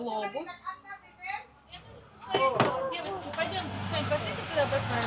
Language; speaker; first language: Russian; native; Russian